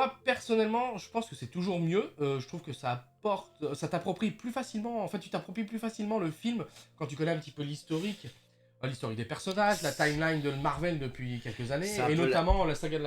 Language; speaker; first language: French; native; French